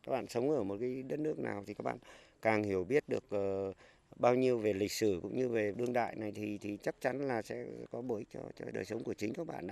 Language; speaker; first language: Vietnamese; native; Vietnamese